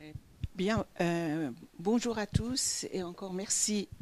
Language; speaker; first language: French; non-native, fluent; Persian